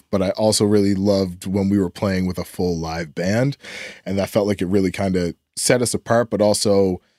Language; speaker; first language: English; native; English